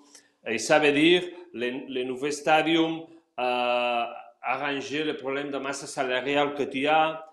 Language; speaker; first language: French; non-native, fluent; Spanish